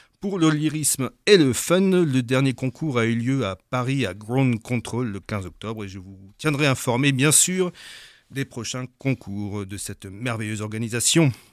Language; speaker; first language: French; native; French